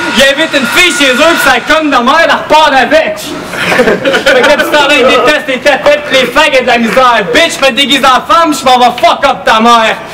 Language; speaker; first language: French; native; French